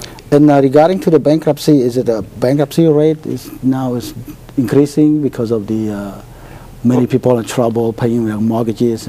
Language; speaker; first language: English; non-native, fluent; Khmer